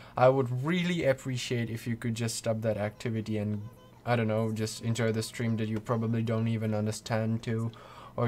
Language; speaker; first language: English; non-native, fluent; Czech